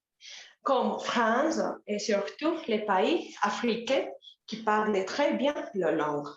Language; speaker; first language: French; non-native, learner; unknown